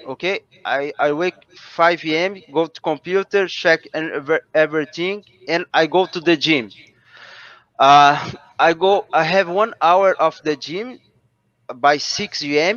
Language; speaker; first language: English; non-native, learner; Portuguese